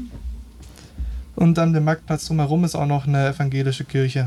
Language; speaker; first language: German; native; German